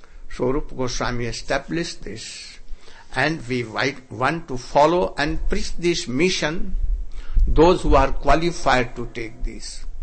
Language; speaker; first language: English; non-native, local second language; Hindi